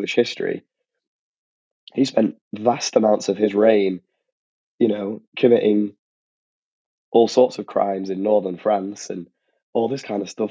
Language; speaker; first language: English; native; English